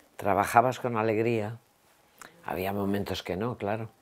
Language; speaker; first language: Spanish; native; Spanish